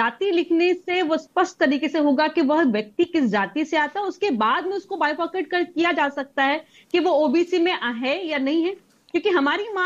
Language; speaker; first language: Hindi; native; Hindi